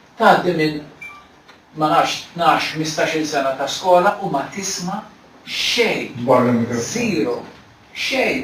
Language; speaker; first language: Maltese; native; Maltese